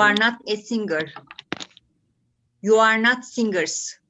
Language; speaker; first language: English; non-native, learner; Turkish